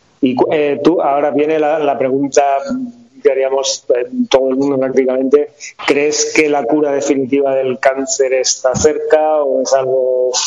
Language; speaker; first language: Spanish; native; Spanish